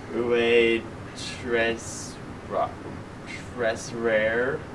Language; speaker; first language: French; non-native, learner; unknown